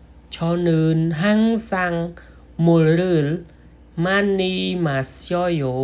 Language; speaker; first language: Korean; non-native, learner; Khmer